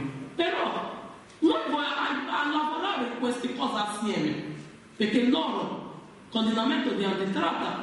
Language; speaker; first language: Italian; non-native, learner; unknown